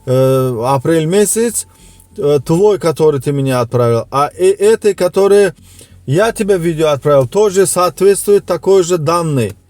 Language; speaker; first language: Russian; non-native, local second language; Tajik